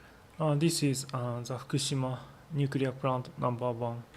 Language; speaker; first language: English; non-native, learner; Japanese